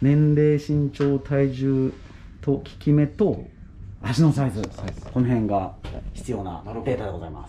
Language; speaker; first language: Japanese; native; Japanese